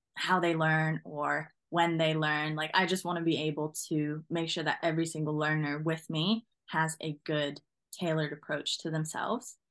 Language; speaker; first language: English; non-native, fluent; Norwegian